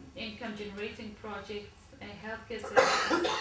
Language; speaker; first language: English; non-native, learner; Persian